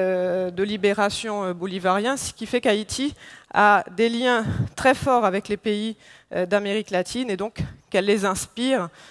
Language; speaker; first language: French; non-native, local second language; Haitian Creole